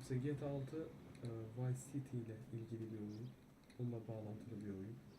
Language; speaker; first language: Turkish; non-native, fluent; Russian